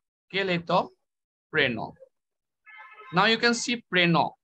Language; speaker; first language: French; non-native, fluent; Bangla